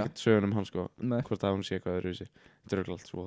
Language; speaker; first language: Icelandic; native; Icelandic